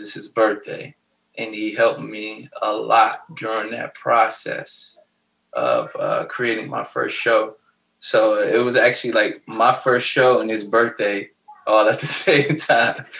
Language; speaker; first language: English; native; English